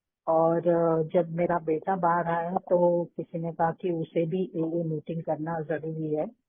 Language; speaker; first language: Hindi; non-native, local second language; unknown